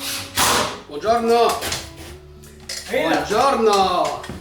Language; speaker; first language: Italian; non-native, learner; English